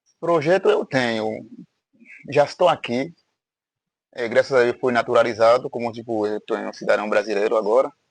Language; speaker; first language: Portuguese; non-native, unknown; Haitian Creole